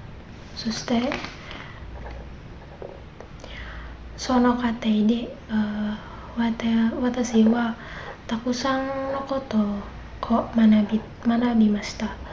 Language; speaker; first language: Japanese; non-native, learner; Indonesian